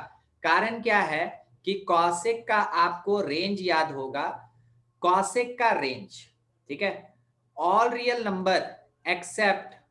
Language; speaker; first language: Hindi; native; Hindi